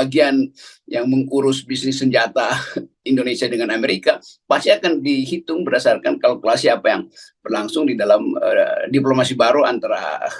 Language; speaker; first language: Indonesian; native; Indonesian